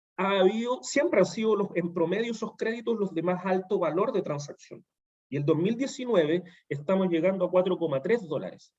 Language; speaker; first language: Spanish; native; Spanish